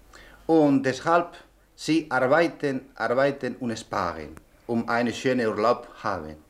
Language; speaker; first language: German; non-native, learner; Spanish